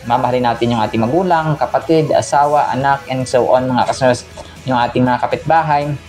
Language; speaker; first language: Filipino; non-native, local second language; Hiligaynon